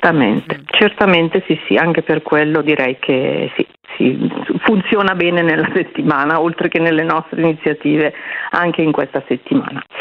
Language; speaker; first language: Italian; native; Italian